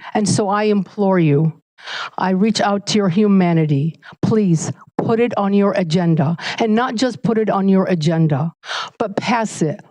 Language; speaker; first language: English; early bilingual, other home language; Arabic